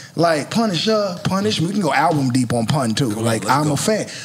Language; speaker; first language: English; native; English